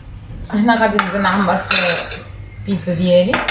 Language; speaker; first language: Arabic; native; Arabic